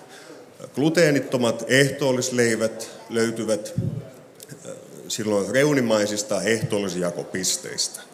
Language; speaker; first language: Finnish; native; Finnish